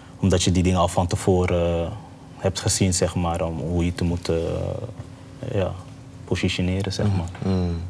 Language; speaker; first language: Dutch; early bilingual, other home language; Papiamento